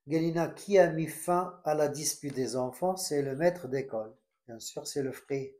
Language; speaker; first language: French; non-native, local second language; Arabic